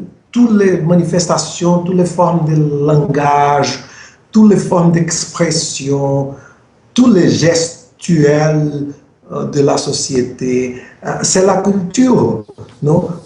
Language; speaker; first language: French; non-native, fluent; Portuguese